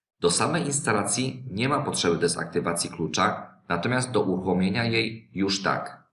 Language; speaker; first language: Polish; native; Polish